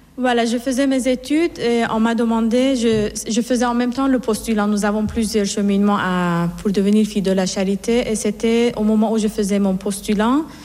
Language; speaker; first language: French; non-native, fluent; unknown